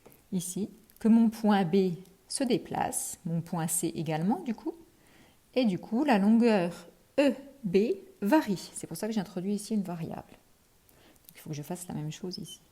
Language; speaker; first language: French; native; French